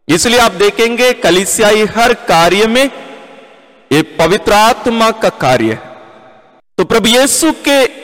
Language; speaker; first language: Hindi; non-native, local second language; Malayalam